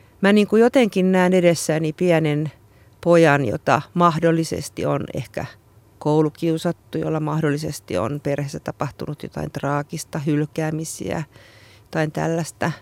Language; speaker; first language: Finnish; native; Finnish